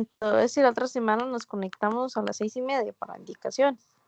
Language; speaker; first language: Spanish; native; Spanish